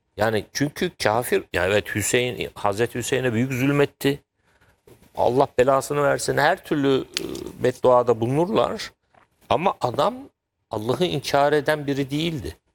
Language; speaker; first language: Turkish; native; Turkish